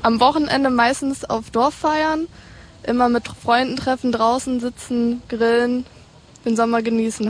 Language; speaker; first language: German; native; German